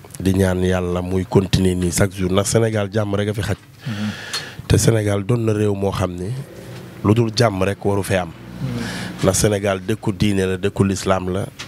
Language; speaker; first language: Wolof; native; Wolof